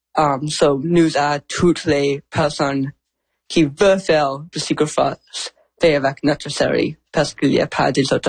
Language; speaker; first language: French; non-native, local second language; English